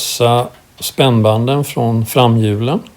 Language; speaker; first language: Swedish; native; Swedish